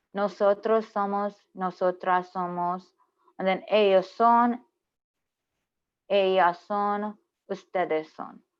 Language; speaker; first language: Spanish; non-native, learner; English